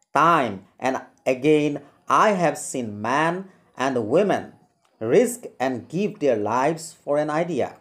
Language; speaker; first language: English; non-native, local second language; Assamese